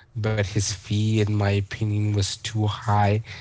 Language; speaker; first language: English; early bilingual, other home language; Spanish